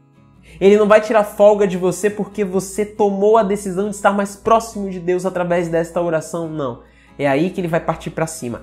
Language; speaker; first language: Portuguese; native; Portuguese